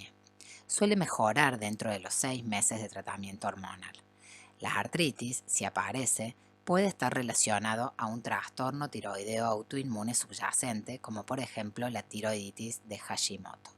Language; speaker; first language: Spanish; native; Spanish